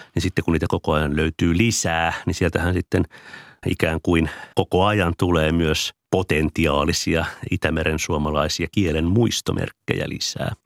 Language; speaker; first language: Finnish; native; Finnish